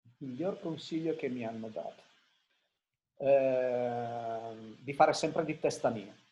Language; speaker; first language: Italian; early bilingual, heritage; Italian